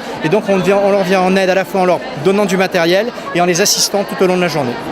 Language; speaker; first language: French; native; French